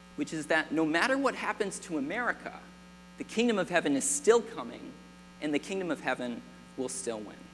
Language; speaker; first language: English; native; English